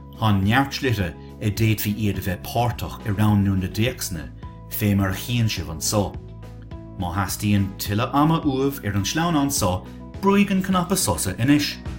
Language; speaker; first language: Irish; native; Irish